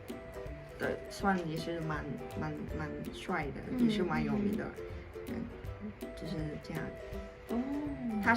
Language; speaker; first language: Chinese; non-native, fluent; Mongolian